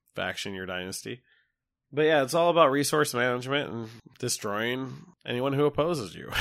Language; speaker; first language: English; native; English